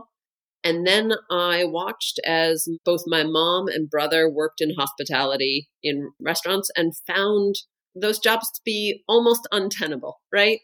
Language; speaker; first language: English; native; English